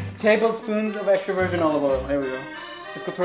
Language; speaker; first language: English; non-native, local second language; Urdu